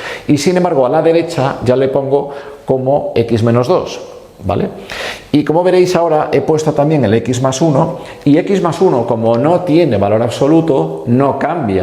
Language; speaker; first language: Spanish; native; Spanish